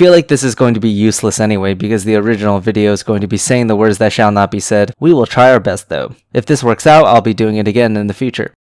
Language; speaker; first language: English; native; English